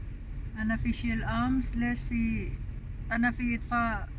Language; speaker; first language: Arabic; non-native, learner; Filipino